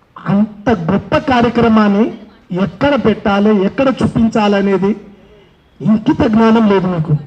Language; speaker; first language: Telugu; non-native, local second language; Lambadi